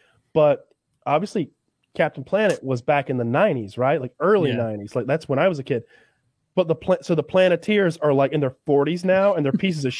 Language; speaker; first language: English; native; English